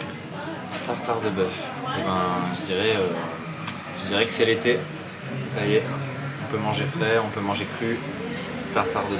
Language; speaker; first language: French; native; French